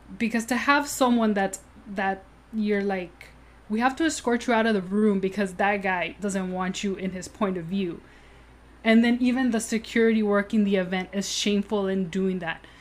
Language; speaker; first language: English; native; English